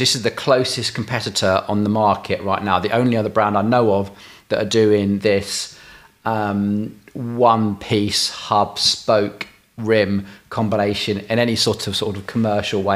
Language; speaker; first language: English; native; English